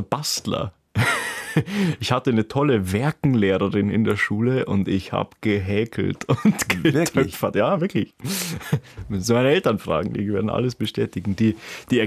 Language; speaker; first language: German; native; German